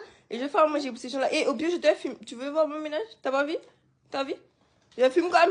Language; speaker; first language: French; native; French